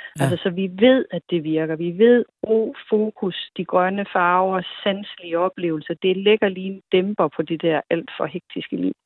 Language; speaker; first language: Danish; native; Danish